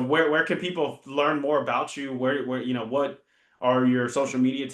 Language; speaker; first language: English; native; English